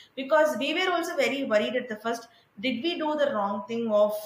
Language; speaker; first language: English; non-native, local second language; Tamil